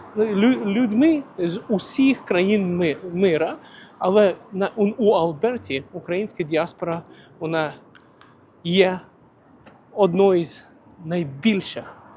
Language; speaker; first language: Ukrainian; non-native, local second language; Russian